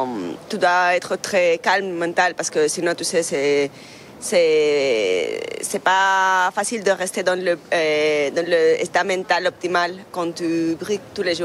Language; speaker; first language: French; non-native, fluent; Spanish